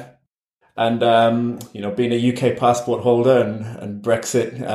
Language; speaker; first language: English; native; English